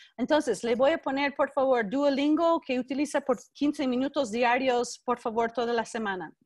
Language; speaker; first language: Spanish; non-native, fluent; English